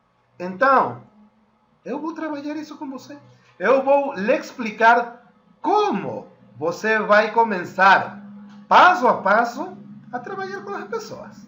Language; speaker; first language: Portuguese; non-native, fluent; Spanish